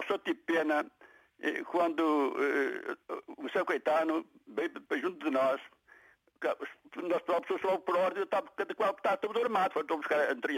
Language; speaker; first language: Portuguese; native; Portuguese